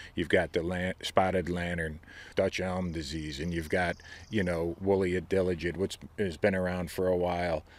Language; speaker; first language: English; native; English